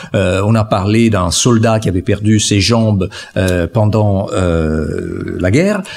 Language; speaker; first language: French; non-native, fluent; Italian